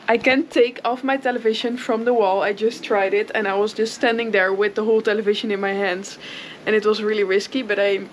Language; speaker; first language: English; non-native, fluent; Dutch